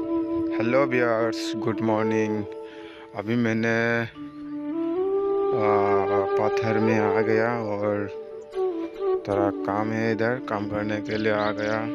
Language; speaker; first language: Hindi; non-native, local second language; Assamese